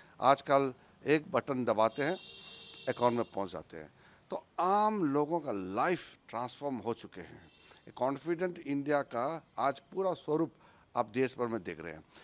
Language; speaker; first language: Hindi; non-native, local second language; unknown